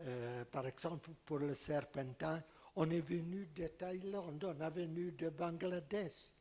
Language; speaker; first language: French; non-native, fluent; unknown